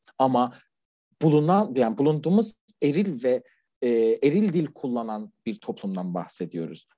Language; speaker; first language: Turkish; non-native, fluent; Persian